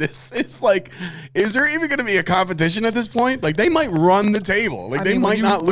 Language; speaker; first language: English; native; English